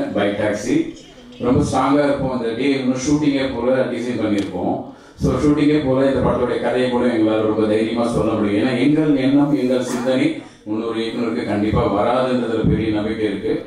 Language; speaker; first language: Tamil; native; Tamil